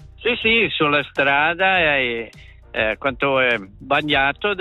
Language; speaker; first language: Italian; non-native, local second language; German